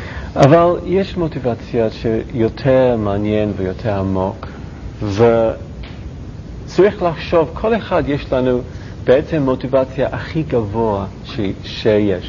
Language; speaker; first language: Hebrew; non-native, learner; English